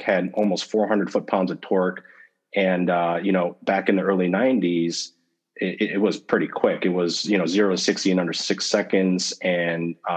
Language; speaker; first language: English; native; English